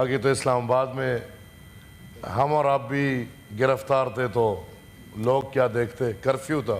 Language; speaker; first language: Urdu; non-native, local second language; Pashto